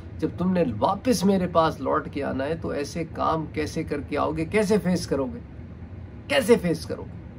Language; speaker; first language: Urdu; native; Urdu